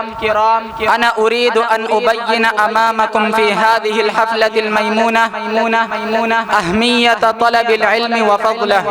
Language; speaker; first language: Arabic; non-native, learner; Urdu